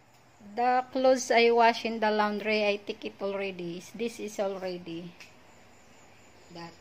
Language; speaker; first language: English; non-native, local second language; Filipino